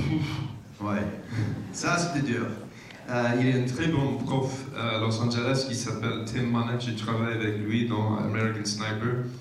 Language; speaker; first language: French; non-native, fluent; English